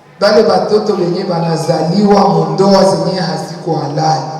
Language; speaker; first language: Swahili; native; Swahili